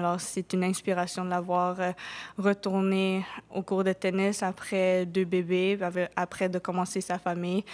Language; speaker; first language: French; non-native, local second language; English